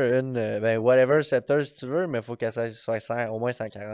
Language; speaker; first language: French; native; French